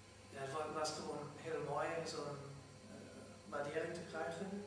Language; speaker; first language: Dutch; non-native, fluent; German